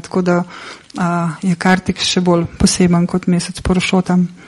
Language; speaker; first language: Slovenian; native; Slovenian